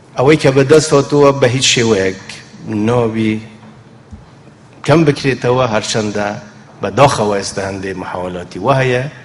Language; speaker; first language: Central Kurdish; non-native, local second language; Kurdish